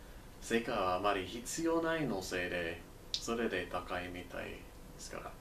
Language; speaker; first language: Japanese; non-native, learner; English